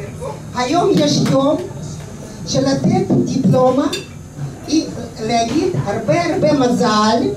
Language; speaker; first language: Hebrew; non-native, fluent; Russian